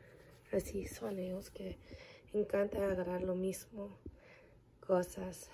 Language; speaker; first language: Spanish; early bilingual, heritage; English